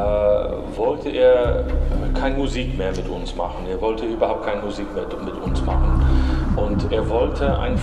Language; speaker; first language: German; non-native, fluent; English